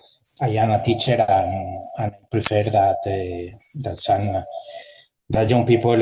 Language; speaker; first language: English; non-native, learner; Spanish